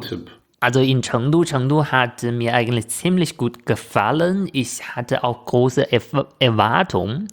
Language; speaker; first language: German; non-native, fluent; Chinese